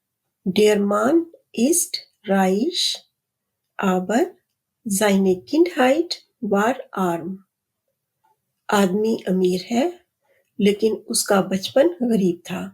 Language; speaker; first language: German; non-native, fluent; Urdu